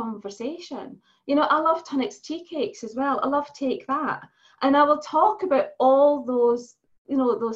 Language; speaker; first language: English; native; English